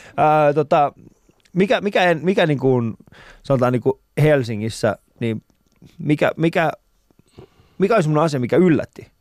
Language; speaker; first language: Finnish; early bilingual, other home language; Persian